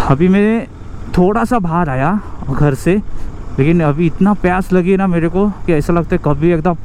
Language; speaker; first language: Hindi; non-native, local second language; Marathi